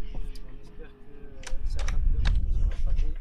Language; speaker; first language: French; native; French